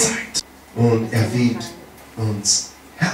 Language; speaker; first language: German; non-native, learner; English